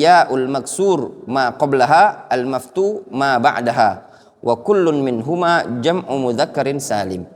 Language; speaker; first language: Arabic; non-native, fluent; Indonesian